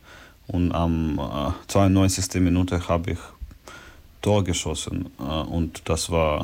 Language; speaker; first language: German; non-native, learner; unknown